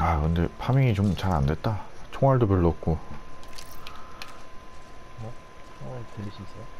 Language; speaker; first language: Korean; native; Korean